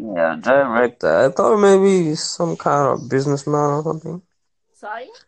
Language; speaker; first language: English; non-native, local second language; Swahili